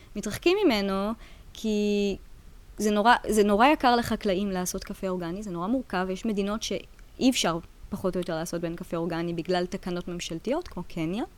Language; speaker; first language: Hebrew; native; Hebrew